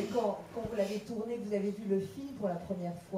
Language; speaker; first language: French; native; French